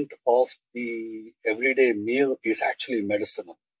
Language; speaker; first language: English; non-native, local second language; Tamil